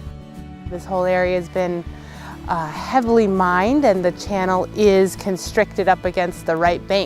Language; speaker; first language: English; native; English